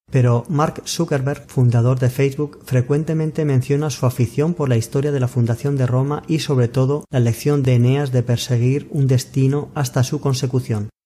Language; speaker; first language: Spanish; native; Spanish